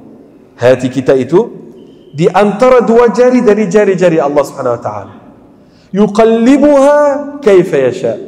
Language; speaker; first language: Indonesian; non-native, fluent; Arabic